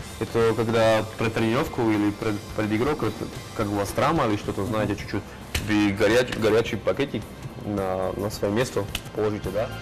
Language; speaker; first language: Russian; non-native, learner; Slovak